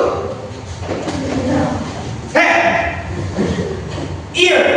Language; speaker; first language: English; non-native, learner; Indonesian